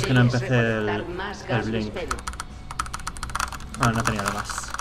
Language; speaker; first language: Spanish; native; Spanish